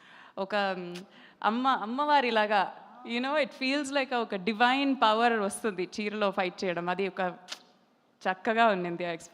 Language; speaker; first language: Telugu; non-native, fluent; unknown